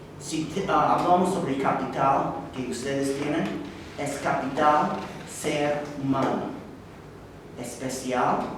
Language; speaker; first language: Spanish; non-native, fluent; English